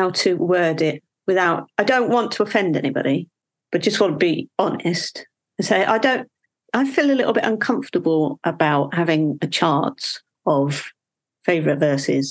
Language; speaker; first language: English; native; English